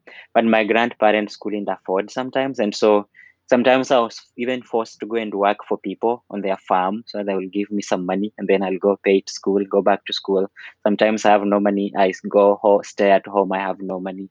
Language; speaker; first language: English; non-native, local second language; Luyia